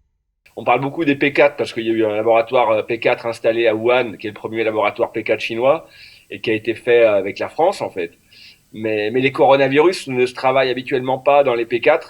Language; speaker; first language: French; native; French